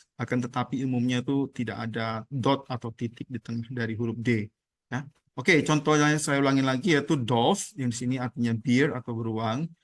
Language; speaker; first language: Indonesian; native; Indonesian